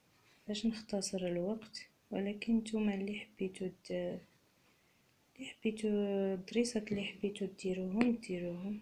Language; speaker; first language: Arabic; native; Arabic